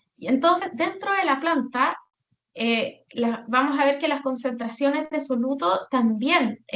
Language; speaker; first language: Spanish; native; Spanish